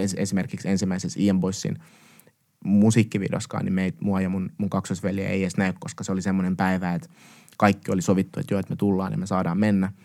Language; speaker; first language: Finnish; early bilingual, other home language; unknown